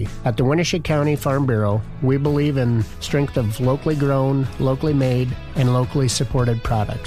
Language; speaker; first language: English; native; English